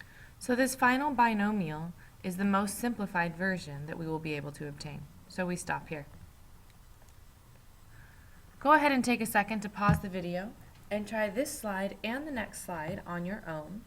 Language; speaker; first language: English; native; English